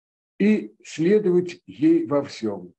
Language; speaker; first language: Russian; native; Russian